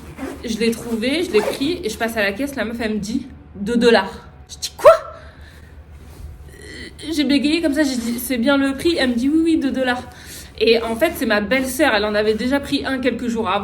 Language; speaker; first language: French; native; French